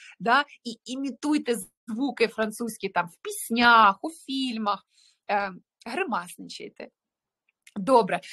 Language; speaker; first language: Ukrainian; non-native, local second language; Russian